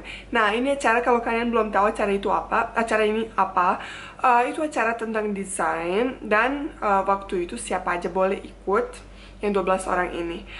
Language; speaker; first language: Indonesian; non-native, fluent; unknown